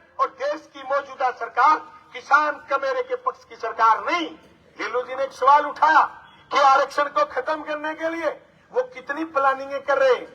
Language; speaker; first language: Hindi; native; Hindi